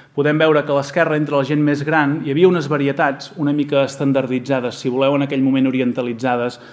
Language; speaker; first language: Catalan; native; Catalan